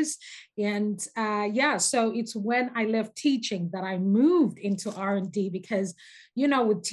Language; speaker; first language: English; non-native, local second language; Nyanja